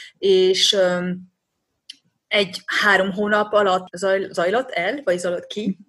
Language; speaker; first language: Hungarian; non-native, fluent; French